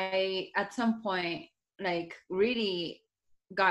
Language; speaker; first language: English; non-native, fluent; Japanese